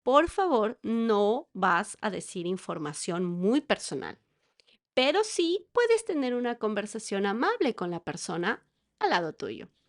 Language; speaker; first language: Spanish; native; Spanish